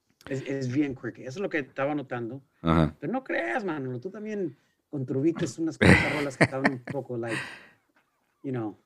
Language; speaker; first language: Spanish; early bilingual, heritage; Spanish